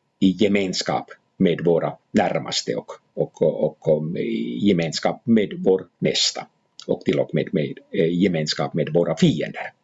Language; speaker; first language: Swedish; non-native, fluent; Finnish